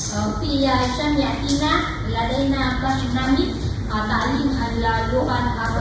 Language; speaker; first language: Arabic; non-native, fluent; Vietnamese